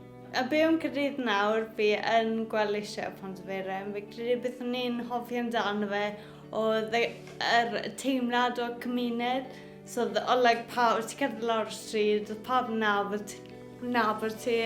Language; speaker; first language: Welsh; native; Welsh